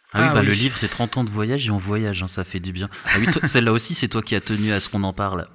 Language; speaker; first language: French; native; French